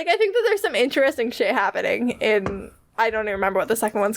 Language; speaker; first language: English; native; English